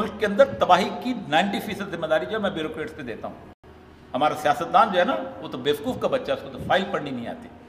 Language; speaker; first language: Urdu; non-native, local second language; Punjabi